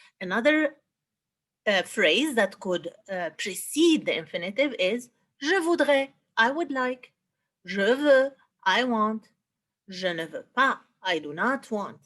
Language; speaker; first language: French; non-native, fluent; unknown